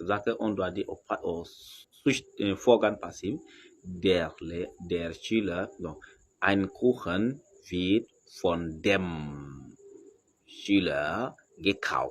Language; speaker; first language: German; non-native, fluent; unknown